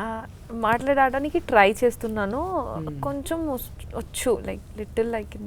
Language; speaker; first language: Telugu; non-native, learner; Bangla